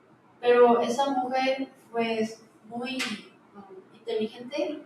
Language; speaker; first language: Spanish; non-native, learner; Korean